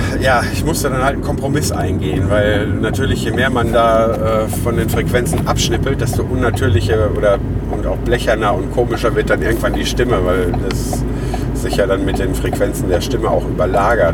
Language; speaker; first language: German; native; German